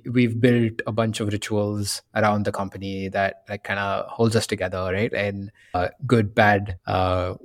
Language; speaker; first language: English; non-native, local second language; Tamil